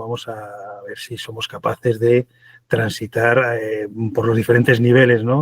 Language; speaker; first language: Spanish; native; Spanish